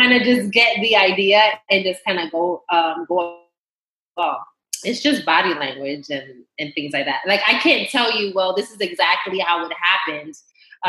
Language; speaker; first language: English; early bilingual, other home language; Spanish